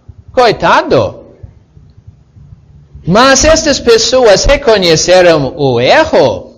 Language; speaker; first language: Portuguese; non-native, fluent; English